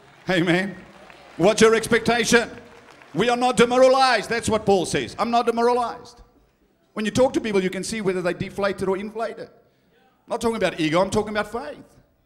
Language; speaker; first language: English; non-native, local second language; Afrikaans